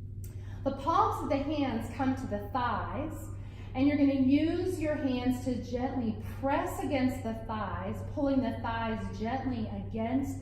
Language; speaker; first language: English; native; English